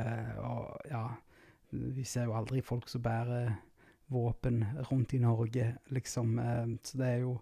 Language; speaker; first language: Norwegian; native; Norwegian